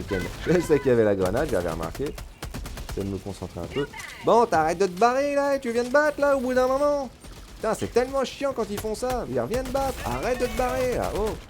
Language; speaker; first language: French; native; French